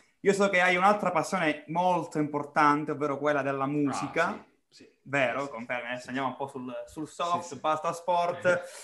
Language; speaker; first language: Italian; native; Italian